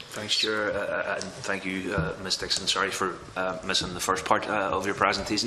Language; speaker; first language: English; native; English